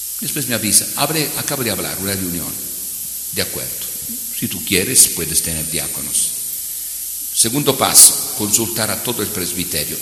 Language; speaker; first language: Spanish; non-native, fluent; Italian